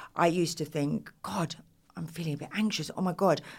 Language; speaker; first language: English; native; English